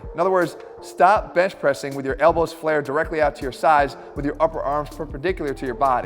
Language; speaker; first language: English; native; English